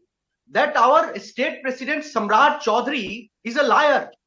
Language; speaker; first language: English; non-native, local second language; Hindi